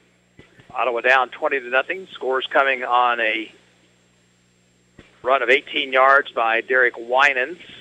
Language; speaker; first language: English; native; English